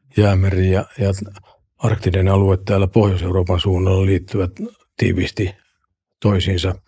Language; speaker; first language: Finnish; native; Finnish